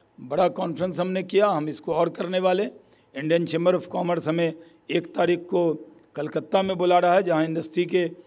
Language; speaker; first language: Hindi; native; Hindi